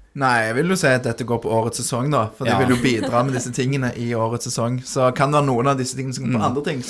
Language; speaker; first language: Norwegian; native; Norwegian